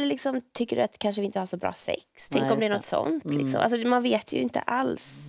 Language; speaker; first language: Swedish; native; Swedish